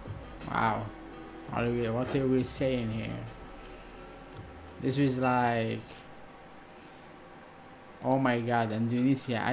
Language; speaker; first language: English; non-native, learner; Arabic